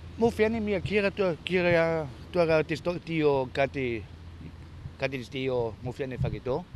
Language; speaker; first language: Greek; non-native, learner; German